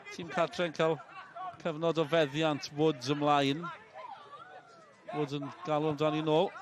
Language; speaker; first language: Welsh; native; Welsh